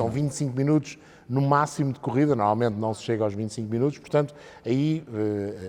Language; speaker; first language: Portuguese; native; Portuguese